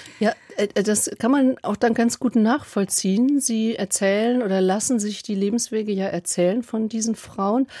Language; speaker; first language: German; native; German